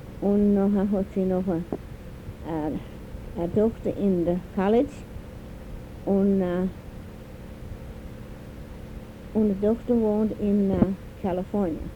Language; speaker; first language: German; early bilingual, heritage; German